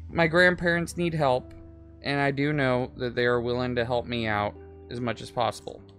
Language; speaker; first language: English; native; English